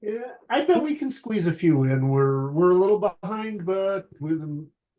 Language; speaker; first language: English; native; English